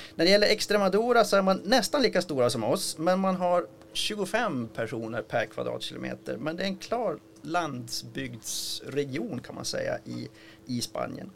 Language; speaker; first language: Swedish; native; Swedish